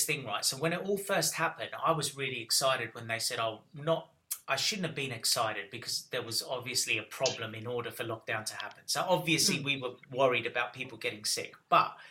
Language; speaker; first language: English; native; English